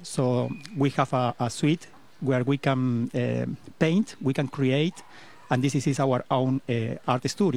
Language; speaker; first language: English; non-native, fluent; Spanish